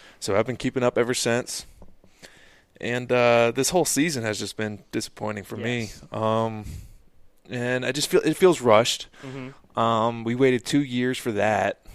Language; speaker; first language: English; native; English